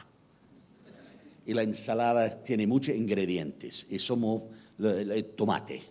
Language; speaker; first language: Spanish; non-native, fluent; English